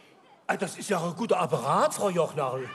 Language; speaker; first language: German; native; German